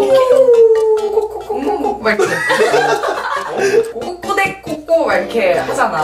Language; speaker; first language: Korean; native; Korean